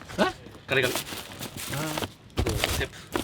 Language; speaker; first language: Korean; non-native, learner; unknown